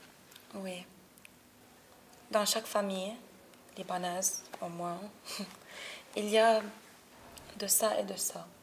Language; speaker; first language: French; non-native, local second language; Arabic